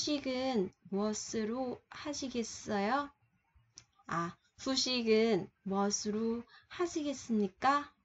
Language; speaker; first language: Korean; non-native, fluent; Vietnamese